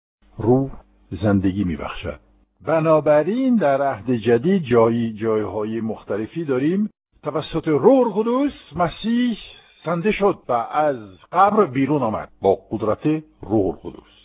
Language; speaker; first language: Persian; non-native, fluent; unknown